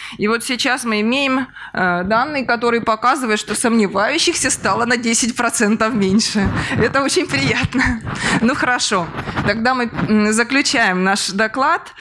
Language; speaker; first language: Russian; native; Russian